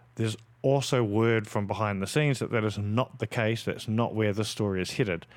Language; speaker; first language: English; native; English